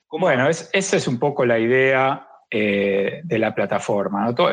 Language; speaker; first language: Spanish; native; Spanish